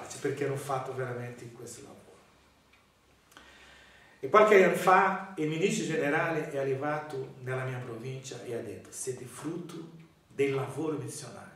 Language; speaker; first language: Italian; non-native, learner; Portuguese